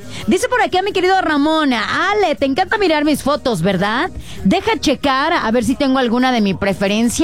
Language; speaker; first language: Spanish; native; Spanish